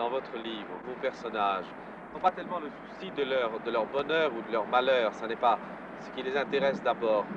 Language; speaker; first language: French; native; French